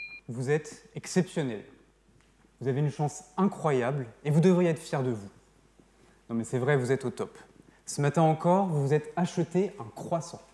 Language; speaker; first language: French; native; French